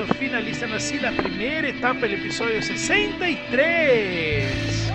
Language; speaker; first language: Spanish; native; Spanish